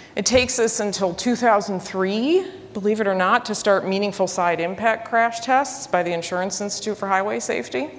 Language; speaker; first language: English; native; English